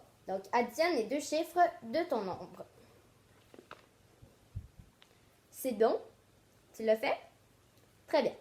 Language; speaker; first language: French; native; French